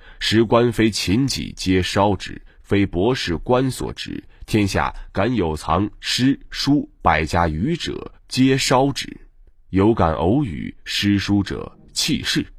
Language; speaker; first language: Chinese; native; Chinese